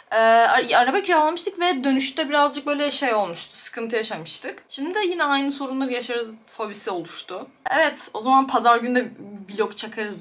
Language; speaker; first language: Turkish; native; Turkish